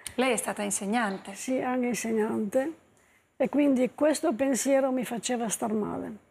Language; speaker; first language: Italian; native; Italian